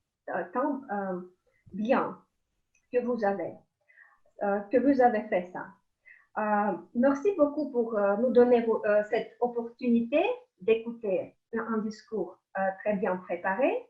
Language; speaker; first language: French; non-native, fluent; Russian